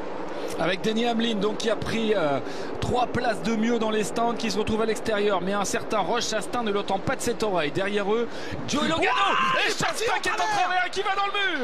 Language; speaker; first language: French; native; French